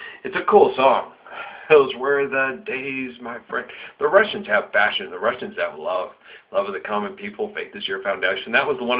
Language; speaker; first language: English; native; English